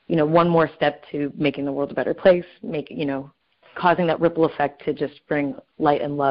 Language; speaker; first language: English; native; English